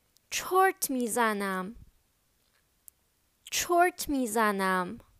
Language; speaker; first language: Persian; native; Persian